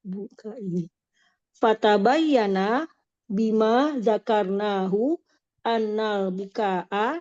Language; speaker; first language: Arabic; non-native, learner; Indonesian